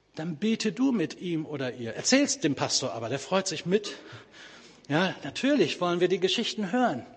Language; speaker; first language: German; native; German